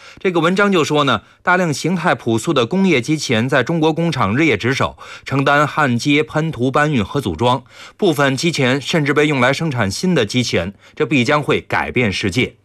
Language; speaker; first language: Chinese; native; Chinese